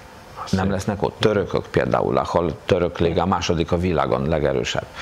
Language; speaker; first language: Hungarian; non-native, fluent; Polish